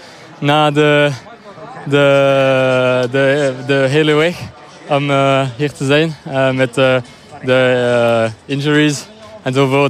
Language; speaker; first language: Dutch; non-native, local second language; French